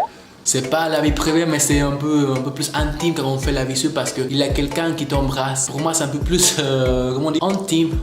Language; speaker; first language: French; non-native, fluent; Spanish